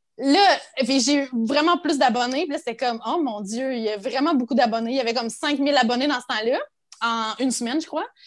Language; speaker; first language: French; native; French